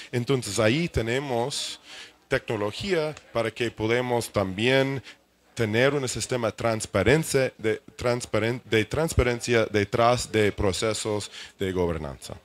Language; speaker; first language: Spanish; non-native, fluent; English